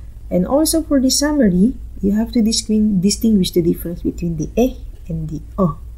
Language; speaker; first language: English; non-native, local second language; Filipino